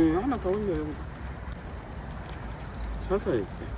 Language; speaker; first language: Korean; native; Korean